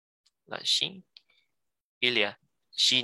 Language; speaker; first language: French; non-native, learner; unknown